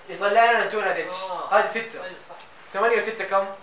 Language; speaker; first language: Arabic; native; Arabic